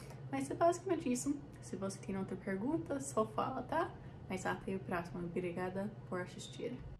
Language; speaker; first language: Portuguese; non-native, fluent; English